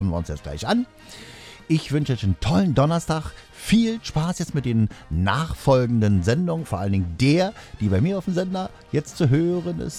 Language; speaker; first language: German; native; German